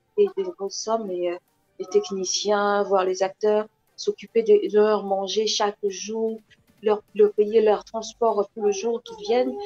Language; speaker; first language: French; non-native, local second language; Lingala